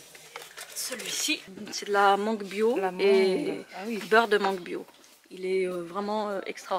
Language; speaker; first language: French; native; French